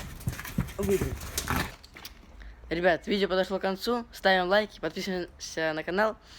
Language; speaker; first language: Russian; native; Russian